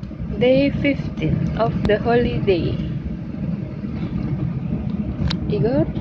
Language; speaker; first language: English; non-native, learner; Indonesian